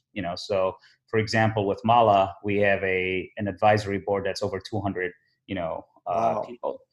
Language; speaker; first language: English; early bilingual, other home language; Somali